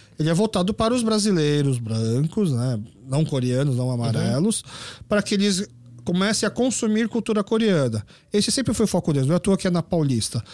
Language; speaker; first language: Portuguese; early bilingual, other home language; Korean